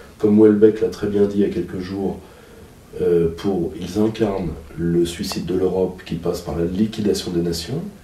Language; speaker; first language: French; native; French